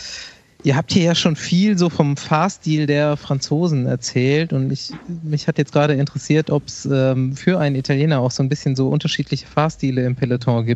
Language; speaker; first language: German; native; German